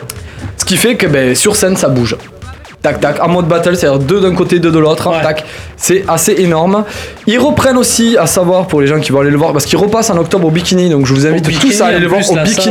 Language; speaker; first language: French; native; French